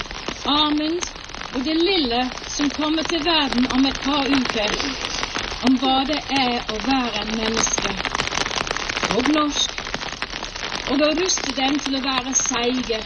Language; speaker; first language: Norwegian; non-native, fluent; English